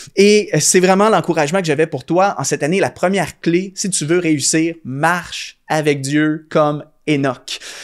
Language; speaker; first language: French; native; French